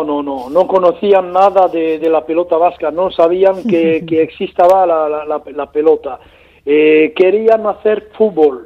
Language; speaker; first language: Spanish; non-native, learner; French